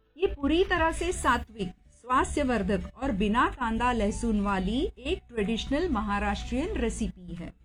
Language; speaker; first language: Hindi; non-native, local second language; Marathi